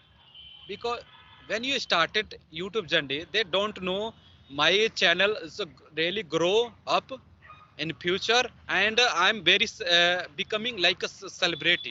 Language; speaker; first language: English; non-native, learner; Hindi